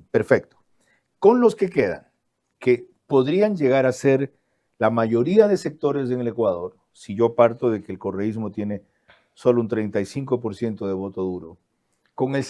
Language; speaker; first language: Spanish; native; Spanish